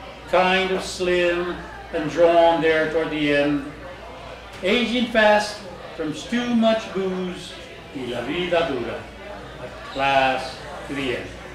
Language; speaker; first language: English; early bilingual, other home language; Spanish